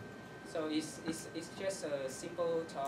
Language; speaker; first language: English; non-native, learner; Vietnamese